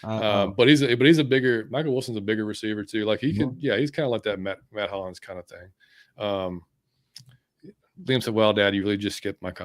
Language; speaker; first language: English; native; English